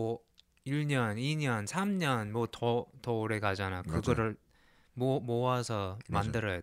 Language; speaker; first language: Korean; early bilingual, heritage; English